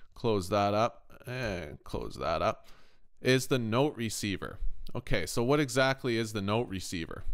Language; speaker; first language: English; native; English